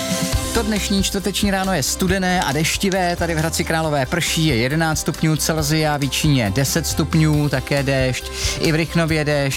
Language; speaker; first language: Czech; native; Czech